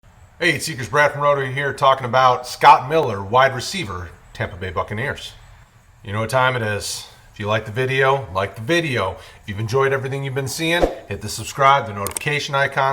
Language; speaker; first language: English; native; English